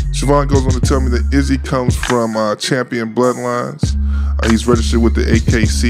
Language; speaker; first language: English; native; English